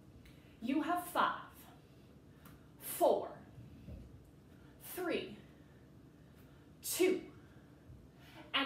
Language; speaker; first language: English; native; English